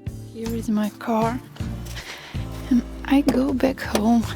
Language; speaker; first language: English; non-native, learner; Russian